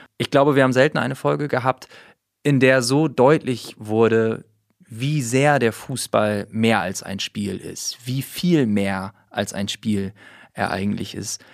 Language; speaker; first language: German; native; German